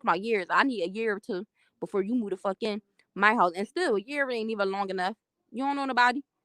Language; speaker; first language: English; native; English